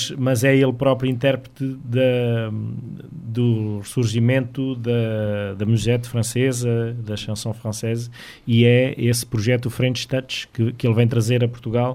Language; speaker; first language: Portuguese; native; Portuguese